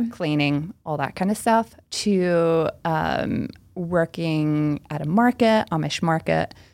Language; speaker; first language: English; early bilingual, other home language; Pennsylvania German